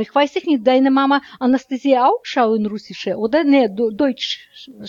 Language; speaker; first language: German; non-native, learner; Russian